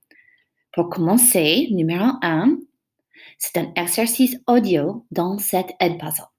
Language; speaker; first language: French; non-native, fluent; English